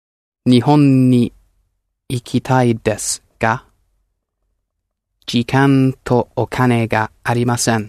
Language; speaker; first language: Japanese; non-native, learner; English